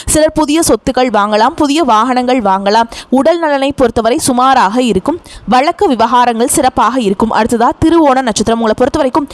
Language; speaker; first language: Tamil; native; Tamil